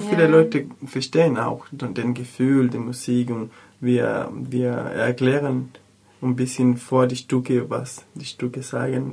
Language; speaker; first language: German; non-native, learner; Spanish